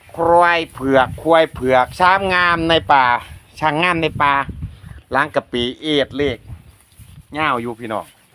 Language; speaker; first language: Thai; native; Thai